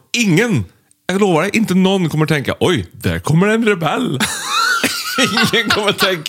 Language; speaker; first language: Swedish; native; Swedish